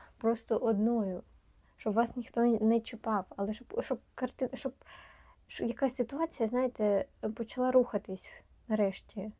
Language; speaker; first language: Ukrainian; non-native, local second language; Russian